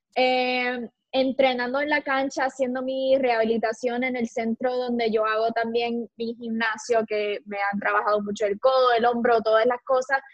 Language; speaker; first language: Spanish; native; Spanish